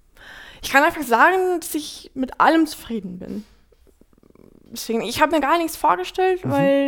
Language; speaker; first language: German; non-native, fluent; Ukrainian